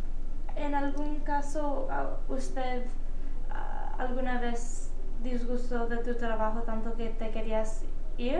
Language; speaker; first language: Spanish; early bilingual, heritage; Spanish